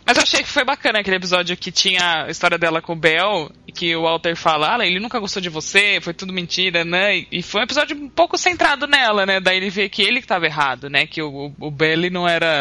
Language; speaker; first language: Portuguese; native; Portuguese